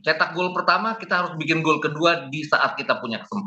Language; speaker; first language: Indonesian; native; Indonesian